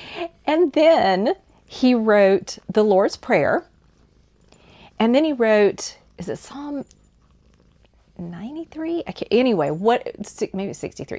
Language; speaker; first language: English; native; English